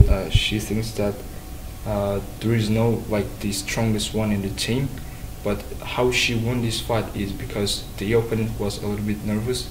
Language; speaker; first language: English; non-native, fluent; Chinese